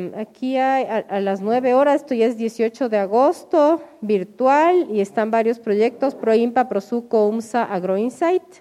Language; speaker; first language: Spanish; native; Spanish